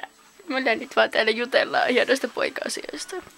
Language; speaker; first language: Finnish; native; Finnish